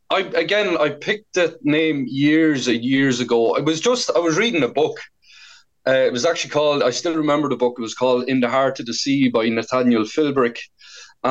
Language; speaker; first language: English; native; English